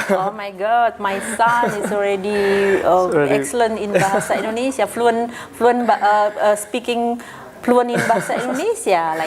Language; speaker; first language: English; non-native, fluent; Indonesian